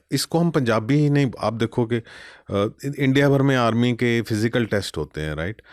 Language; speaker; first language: Hindi; non-native, local second language; Punjabi